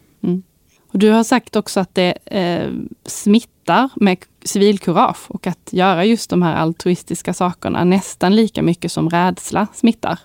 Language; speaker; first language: Swedish; native; Swedish